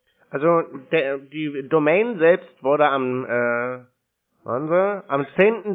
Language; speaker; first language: German; native; German